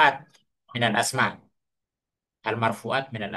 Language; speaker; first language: Arabic; non-native, fluent; Indonesian